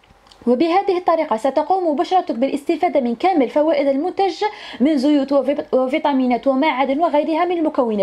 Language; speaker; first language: Arabic; native; Arabic